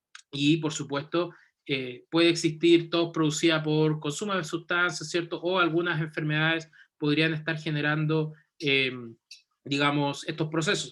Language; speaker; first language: Spanish; native; Spanish